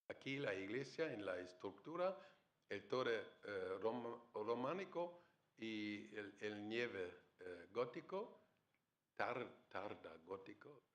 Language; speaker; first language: Spanish; non-native, fluent; German